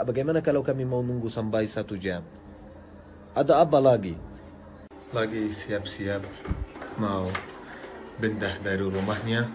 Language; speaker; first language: Indonesian; non-native, fluent; Arabic